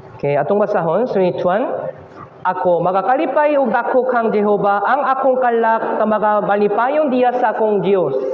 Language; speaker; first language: Cebuano; non-native, fluent; Korean